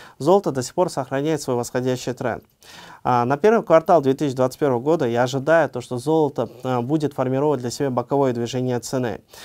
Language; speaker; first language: Russian; non-native, local second language; Uzbek